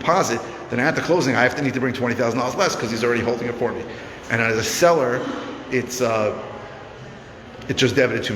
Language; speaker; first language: English; native; English